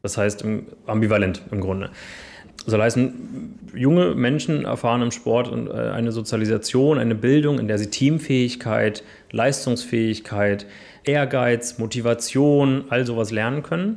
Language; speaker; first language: German; native; German